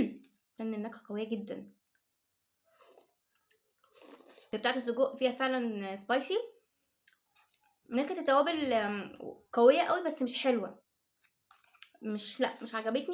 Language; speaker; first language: Arabic; native; Arabic